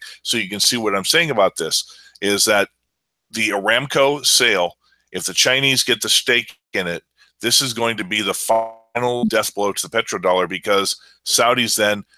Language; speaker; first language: English; native; English